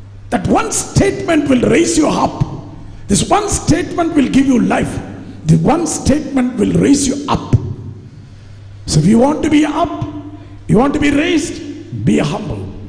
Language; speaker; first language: English; non-native, local second language; Tamil